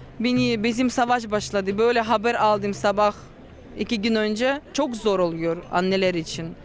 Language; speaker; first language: Turkish; non-native, learner; Russian